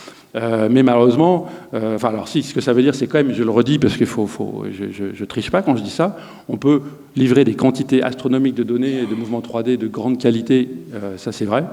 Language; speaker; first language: French; native; French